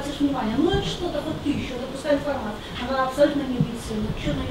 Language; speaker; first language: Russian; non-native, fluent; Slovenian